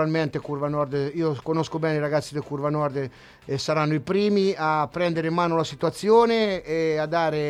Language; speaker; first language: Italian; native; Italian